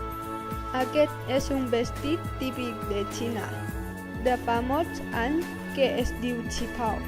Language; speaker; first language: Catalan; non-native, learner; Chinese